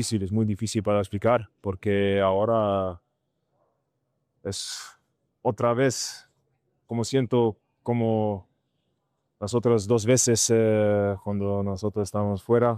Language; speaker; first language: Spanish; non-native, learner; German